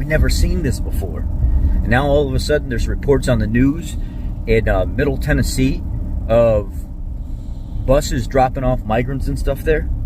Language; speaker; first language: English; native; English